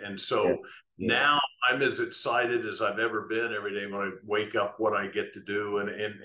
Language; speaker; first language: English; native; English